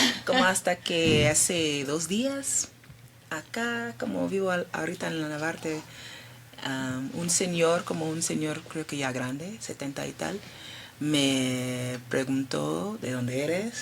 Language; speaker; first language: Spanish; early bilingual, heritage; Spanish